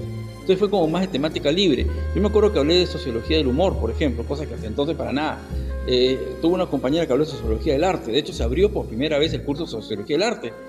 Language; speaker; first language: Spanish; native; Spanish